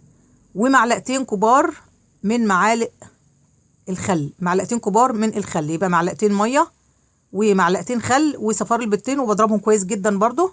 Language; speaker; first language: Arabic; native; Arabic